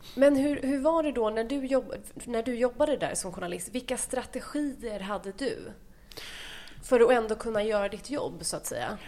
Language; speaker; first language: Swedish; native; Swedish